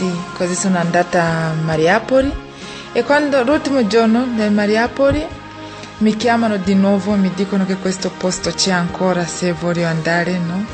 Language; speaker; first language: Italian; non-native, fluent; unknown